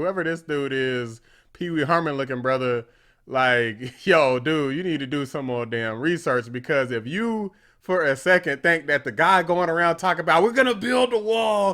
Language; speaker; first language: English; native; English